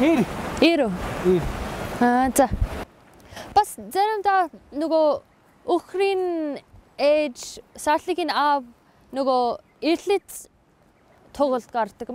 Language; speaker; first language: Mongolian; non-native, fluent; English